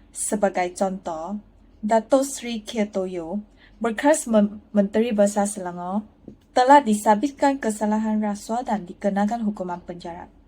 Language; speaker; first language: Malay; non-native, local second language; Chinese